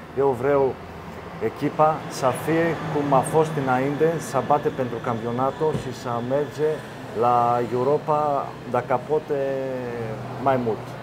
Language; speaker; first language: Romanian; non-native, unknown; Greek